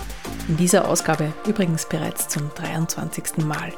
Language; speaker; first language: German; native; German